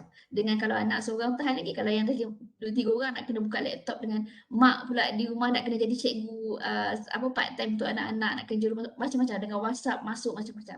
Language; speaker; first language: Malay; native; Malay